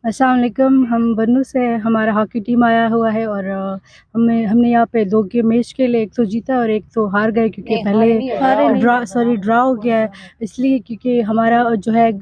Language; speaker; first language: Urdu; non-native, local second language; Pashto